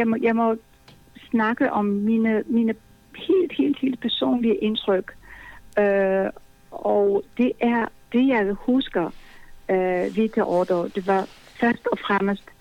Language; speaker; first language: Danish; non-native, fluent; Polish